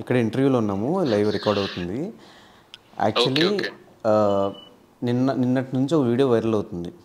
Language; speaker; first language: Telugu; native; Telugu